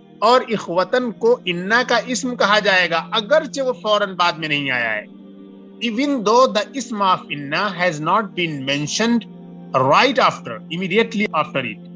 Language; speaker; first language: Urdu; native; Urdu